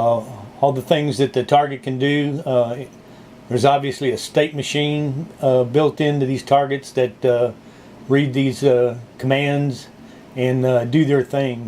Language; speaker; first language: English; native; English